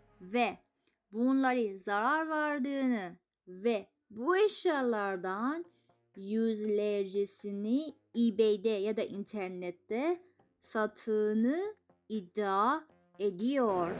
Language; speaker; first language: Turkish; non-native, fluent; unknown